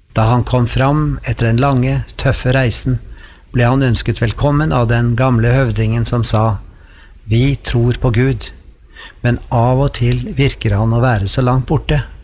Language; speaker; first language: Norwegian; native; Norwegian